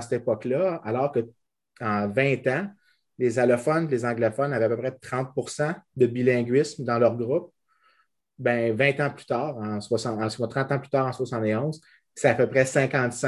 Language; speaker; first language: French; native; French